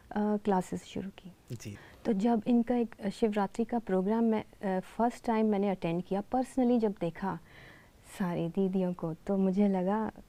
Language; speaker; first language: Hindi; native; Hindi